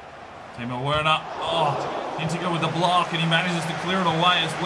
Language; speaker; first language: English; native; English